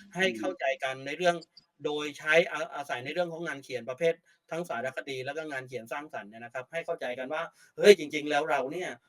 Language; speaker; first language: Thai; native; Thai